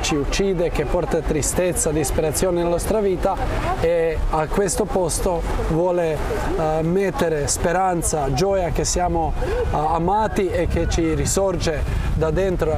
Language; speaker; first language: Italian; non-native, fluent; Croatian